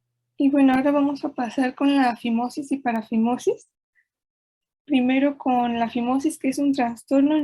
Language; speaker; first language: Spanish; native; Spanish